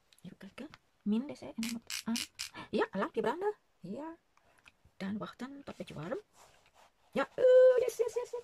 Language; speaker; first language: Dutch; non-native, learner; Indonesian